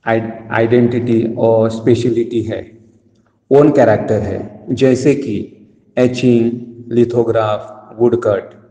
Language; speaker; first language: Hindi; non-native, local second language; Konkani